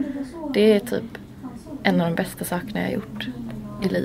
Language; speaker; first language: Swedish; native; Swedish